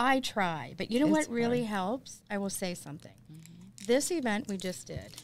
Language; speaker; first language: English; native; English